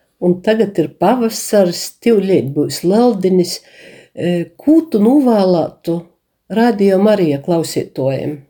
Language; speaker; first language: Latvian; native; Latvian